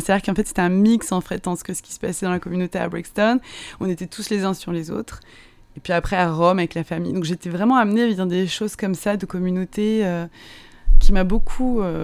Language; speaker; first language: French; native; French